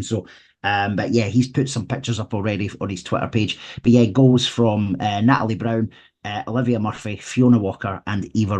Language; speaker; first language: English; native; English